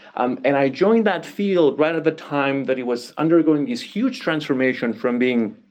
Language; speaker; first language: English; non-native, fluent; Catalan